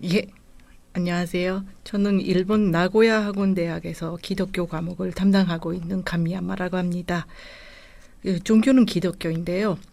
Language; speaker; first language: Korean; non-native, fluent; Japanese